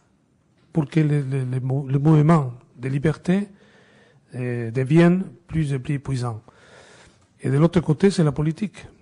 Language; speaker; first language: French; non-native, fluent; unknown